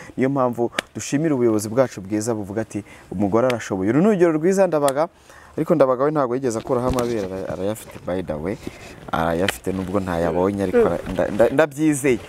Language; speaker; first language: Kinyarwanda; native; Kinyarwanda